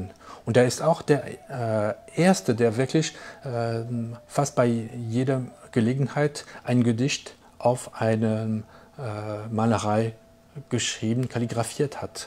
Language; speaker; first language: German; non-native, fluent; French